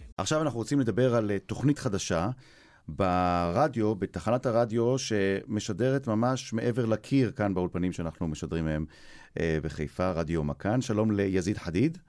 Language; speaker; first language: Hebrew; native; Hebrew